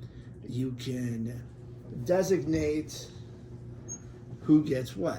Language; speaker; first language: English; native; English